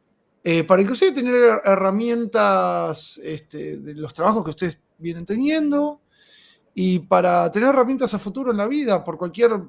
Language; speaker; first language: Spanish; native; Spanish